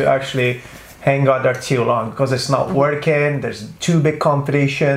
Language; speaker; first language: English; non-native, fluent; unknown